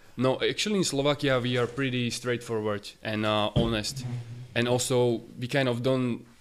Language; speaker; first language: English; non-native, fluent; Slovak